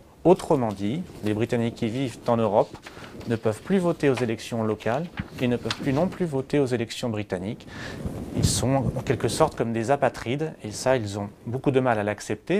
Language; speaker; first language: French; native; French